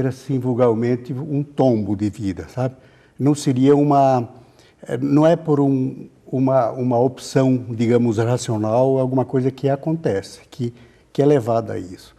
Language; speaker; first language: Portuguese; native; Portuguese